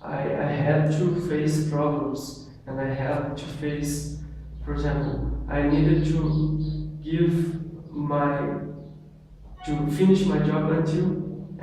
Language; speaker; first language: English; non-native, learner; Portuguese